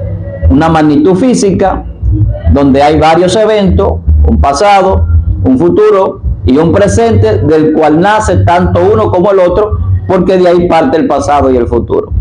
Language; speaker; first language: Spanish; native; Spanish